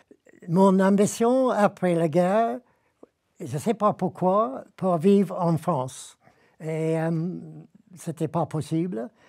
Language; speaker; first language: French; non-native, learner; English